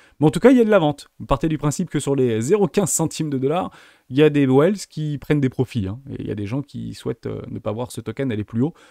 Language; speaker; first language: French; native; French